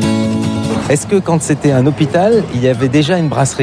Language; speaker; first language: French; native; French